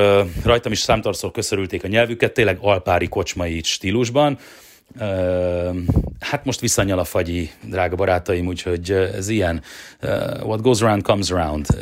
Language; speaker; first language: Hungarian; native; Hungarian